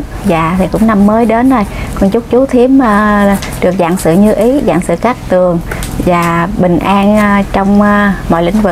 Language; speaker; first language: Vietnamese; native; Vietnamese